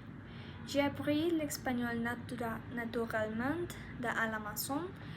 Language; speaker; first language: French; non-native, learner; Spanish